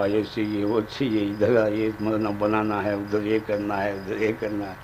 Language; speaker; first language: Hindi; non-native, local second language; Gujarati